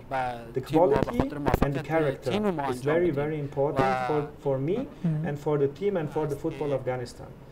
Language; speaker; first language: English; non-native, fluent; German